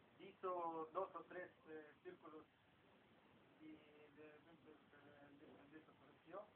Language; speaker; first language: Spanish; non-native, learner; Hebrew